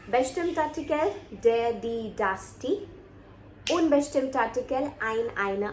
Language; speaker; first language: German; non-native, fluent; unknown